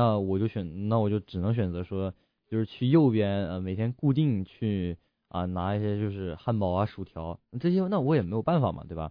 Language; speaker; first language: Chinese; native; Chinese